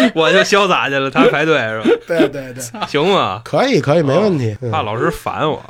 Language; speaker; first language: Chinese; native; Chinese